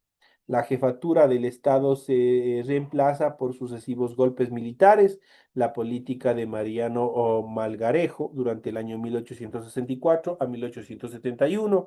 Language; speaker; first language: Spanish; native; Spanish